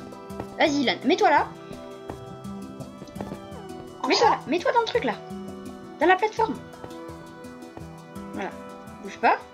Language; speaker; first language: French; native; French